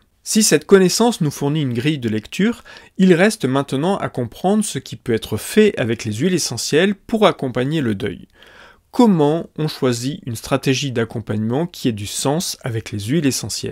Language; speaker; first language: French; native; French